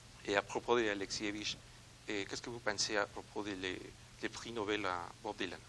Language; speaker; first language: French; non-native, learner; Spanish